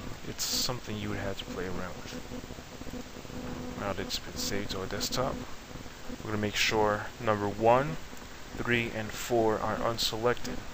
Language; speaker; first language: English; native; English